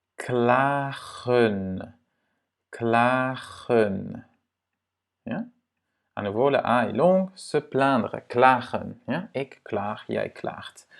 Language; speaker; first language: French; non-native, fluent; Dutch